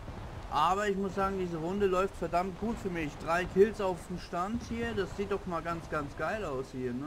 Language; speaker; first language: German; native; German